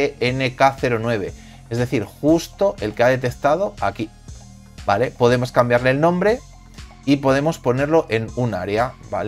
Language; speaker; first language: Spanish; native; Spanish